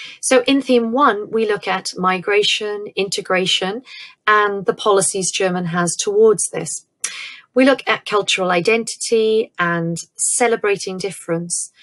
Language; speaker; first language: English; native; English